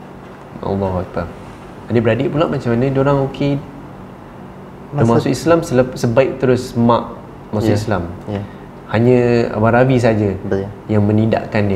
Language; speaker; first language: Malay; native; Malay